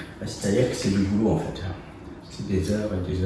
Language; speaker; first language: French; native; French